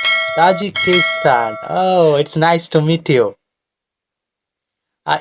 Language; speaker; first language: English; non-native, fluent; Bangla